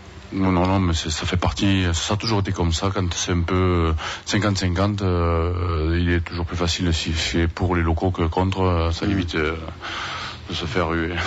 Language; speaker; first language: French; native; French